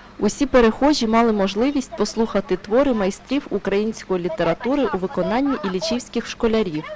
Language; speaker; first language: Ukrainian; native; Ukrainian